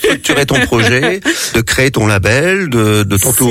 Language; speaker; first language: French; native; French